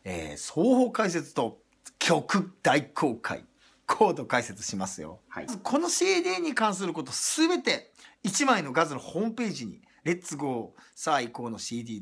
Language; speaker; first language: Japanese; native; Japanese